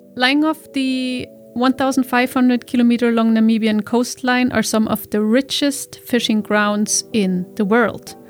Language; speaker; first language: English; non-native, fluent; German